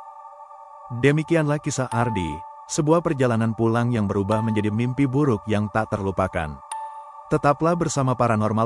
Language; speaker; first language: Indonesian; native; Indonesian